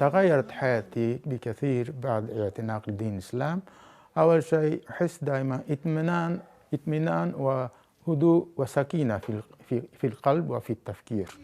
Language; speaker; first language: Arabic; non-native, fluent; Japanese